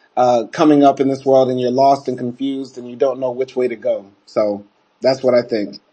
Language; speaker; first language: English; native; English